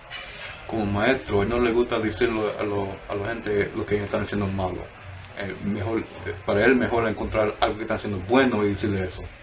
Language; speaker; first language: Spanish; early bilingual, heritage; Spanish